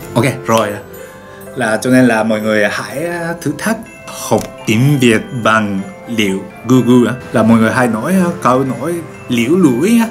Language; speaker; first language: Vietnamese; non-native, learner; Japanese